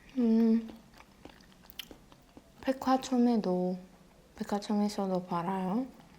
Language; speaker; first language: Korean; non-native, learner; Russian